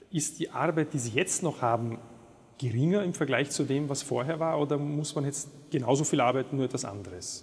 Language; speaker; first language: German; native; German